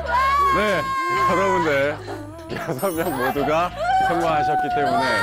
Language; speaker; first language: Korean; native; Korean